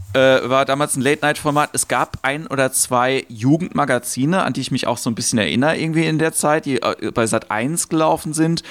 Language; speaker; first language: German; native; German